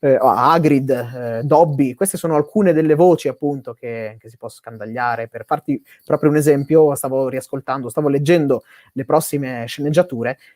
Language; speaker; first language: Italian; native; Italian